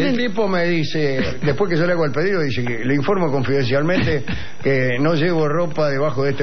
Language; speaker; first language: Spanish; native; Spanish